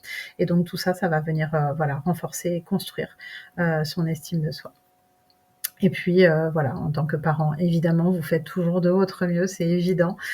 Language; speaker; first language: French; native; French